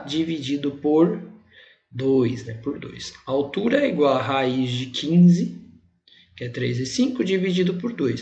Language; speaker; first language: Portuguese; native; Portuguese